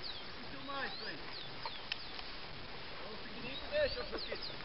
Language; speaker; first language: Portuguese; native; Portuguese